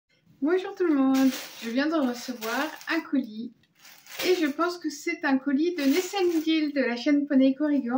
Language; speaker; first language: French; native; French